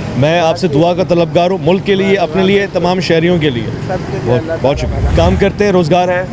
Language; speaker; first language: Urdu; native; Urdu